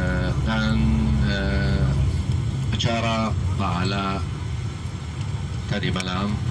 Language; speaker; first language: Indonesian; non-native, learner; Arabic